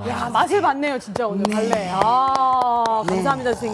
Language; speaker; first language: Korean; native; Korean